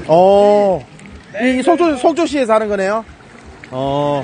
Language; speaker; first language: Korean; native; Korean